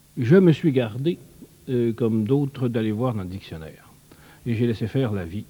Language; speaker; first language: French; native; French